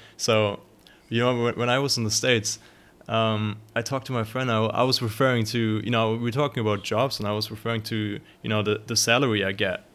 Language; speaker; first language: English; non-native, fluent; German